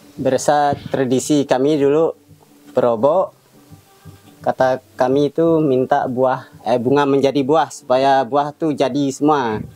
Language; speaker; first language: Indonesian; non-native, local second language; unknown